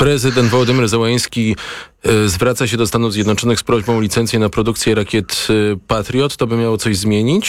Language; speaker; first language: Polish; native; Polish